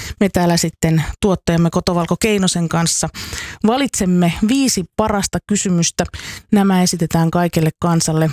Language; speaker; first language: Finnish; native; Finnish